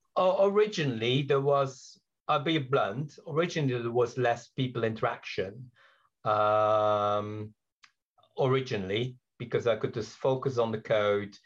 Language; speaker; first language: English; non-native, fluent; Dutch